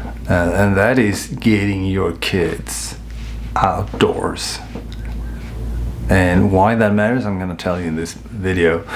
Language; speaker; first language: English; non-native, fluent; Swedish